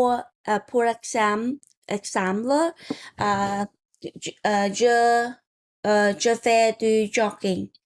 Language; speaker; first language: French; non-native, learner; Vietnamese